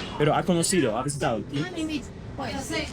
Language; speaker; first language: Spanish; non-native, fluent; Russian